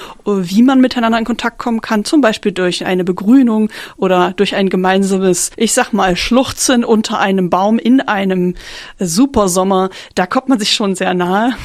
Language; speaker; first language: German; native; German